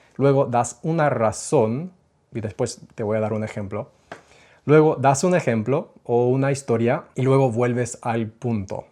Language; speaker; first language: Spanish; non-native, fluent; English